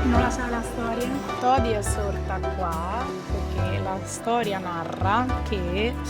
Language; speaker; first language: Italian; native; Italian